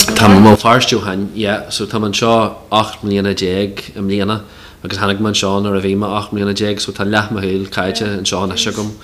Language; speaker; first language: Irish; non-native, local second language; English